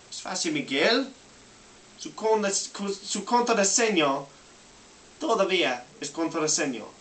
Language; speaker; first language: Spanish; non-native, learner; English